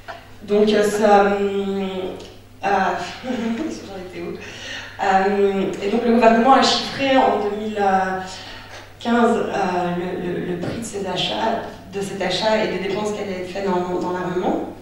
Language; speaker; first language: French; native; French